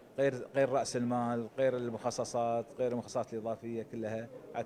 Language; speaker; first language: Arabic; native; Arabic